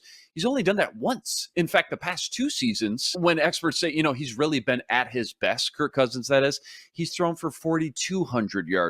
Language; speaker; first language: English; native; English